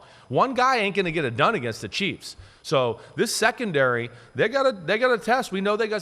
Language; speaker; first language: English; native; English